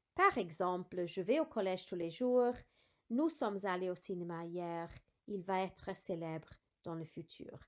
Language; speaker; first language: French; non-native, fluent; English